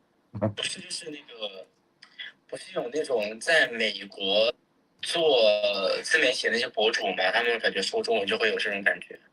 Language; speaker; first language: Chinese; native; Chinese